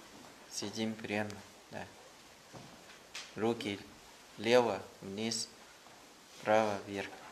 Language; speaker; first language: Russian; non-native, learner; Thai